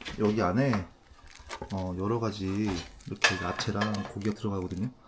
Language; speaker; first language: Korean; native; Korean